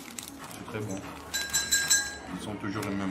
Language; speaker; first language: French; non-native, learner; Arabic